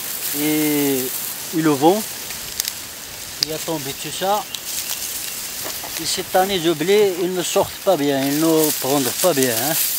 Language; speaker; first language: French; non-native, learner; Berber languages